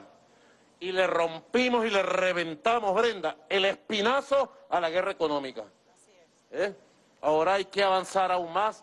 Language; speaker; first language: Spanish; native; Spanish